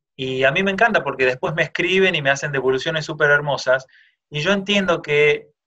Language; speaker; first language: Spanish; native; Spanish